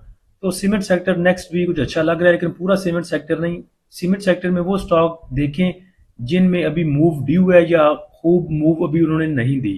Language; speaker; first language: Hindi; native; Hindi